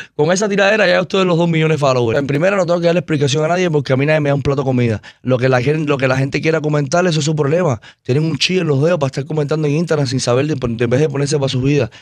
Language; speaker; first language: Spanish; native; Spanish